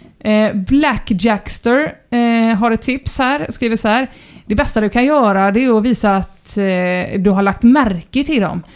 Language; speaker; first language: Swedish; native; Swedish